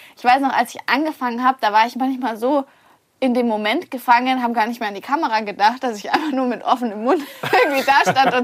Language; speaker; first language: German; native; German